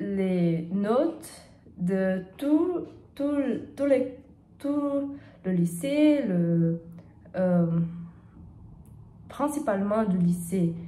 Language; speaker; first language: French; non-native, learner; Portuguese